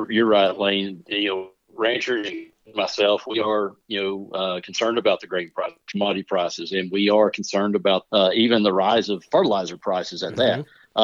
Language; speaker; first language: English; native; English